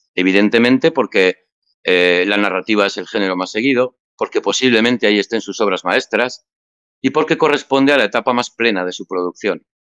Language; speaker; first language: Spanish; native; Spanish